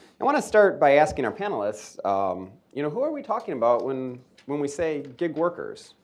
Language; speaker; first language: English; native; English